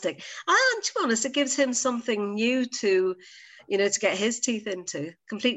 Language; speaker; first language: English; native; English